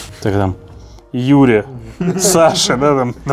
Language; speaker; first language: Russian; native; Russian